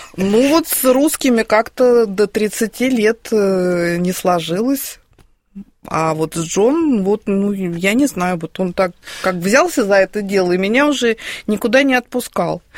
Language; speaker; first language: Russian; native; Russian